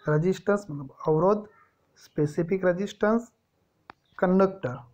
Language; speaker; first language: Hindi; non-native, local second language; Gujarati